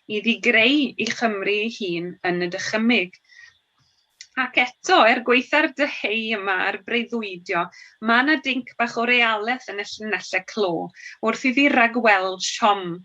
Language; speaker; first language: Welsh; native; Welsh